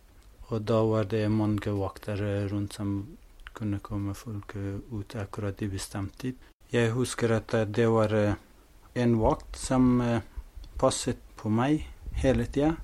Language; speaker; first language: Norwegian; non-native, fluent; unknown